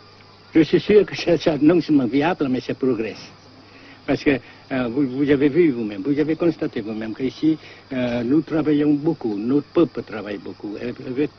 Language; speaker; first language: French; non-native, local second language; Vietnamese